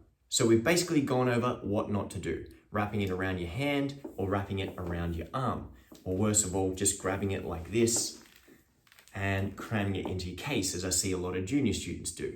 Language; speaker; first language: English; native; English